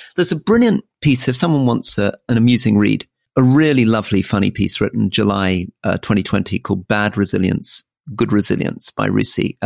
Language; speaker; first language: English; native; English